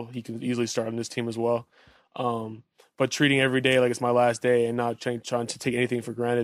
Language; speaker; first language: English; native; English